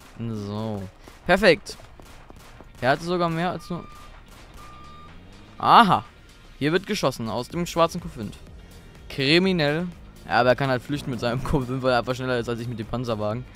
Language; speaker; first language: German; native; German